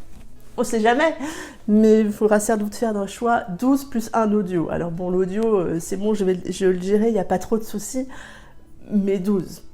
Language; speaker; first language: French; native; French